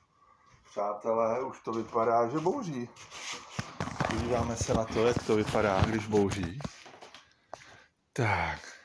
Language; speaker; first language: Czech; native; Czech